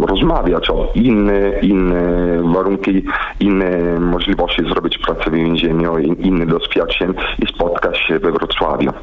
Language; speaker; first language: Polish; non-native, learner; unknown